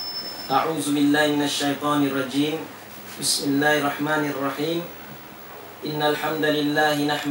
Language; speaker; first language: Arabic; non-native, fluent; Tausug